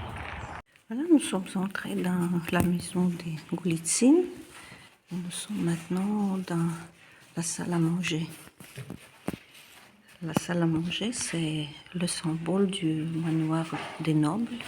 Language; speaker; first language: French; non-native, fluent; Russian